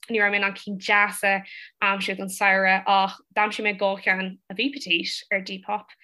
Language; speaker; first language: Irish; non-native, local second language; English